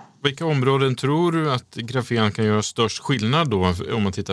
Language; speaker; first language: Swedish; native; Swedish